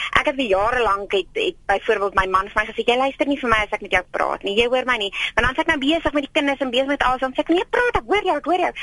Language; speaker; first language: Afrikaans; native; Afrikaans